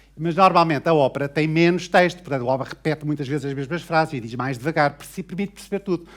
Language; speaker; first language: Portuguese; native; Portuguese